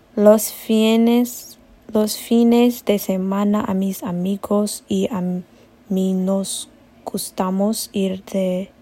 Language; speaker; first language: Spanish; non-native, learner; Amharic